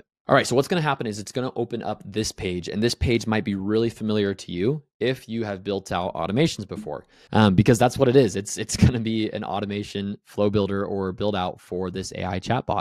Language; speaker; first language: English; native; English